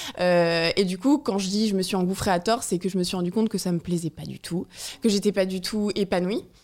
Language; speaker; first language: French; native; French